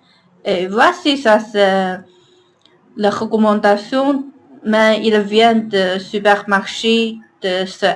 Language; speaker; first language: French; non-native, learner; Chinese